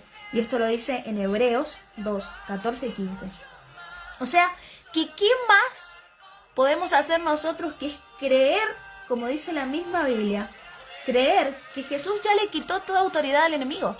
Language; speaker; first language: Spanish; native; Spanish